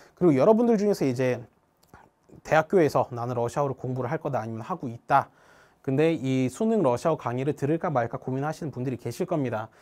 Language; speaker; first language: Korean; native; Korean